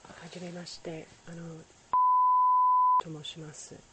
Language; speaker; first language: Japanese; non-native, learner; English